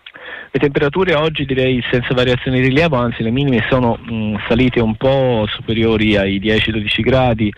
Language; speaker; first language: Italian; native; Italian